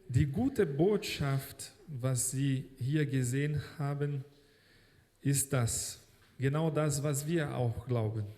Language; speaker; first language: German; non-native, fluent; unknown